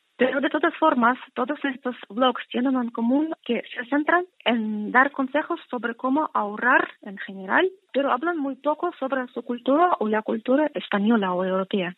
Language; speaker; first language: Spanish; non-native, fluent; Russian